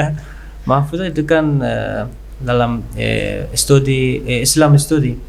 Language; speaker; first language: Indonesian; non-native, learner; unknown